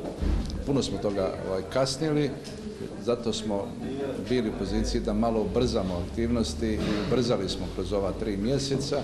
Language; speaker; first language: Serbian; native; Serbian